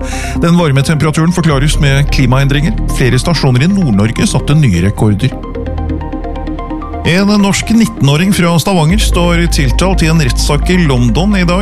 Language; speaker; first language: Norwegian; native; Norwegian